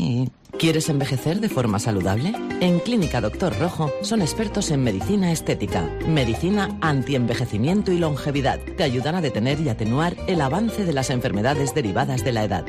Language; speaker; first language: Spanish; native; Spanish